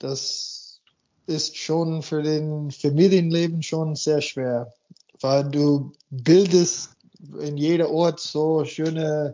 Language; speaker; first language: German; non-native, fluent; English